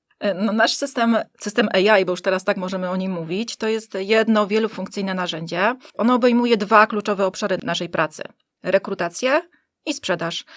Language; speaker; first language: Polish; native; Polish